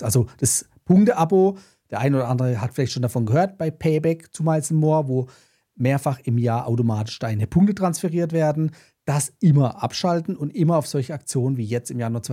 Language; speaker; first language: German; native; German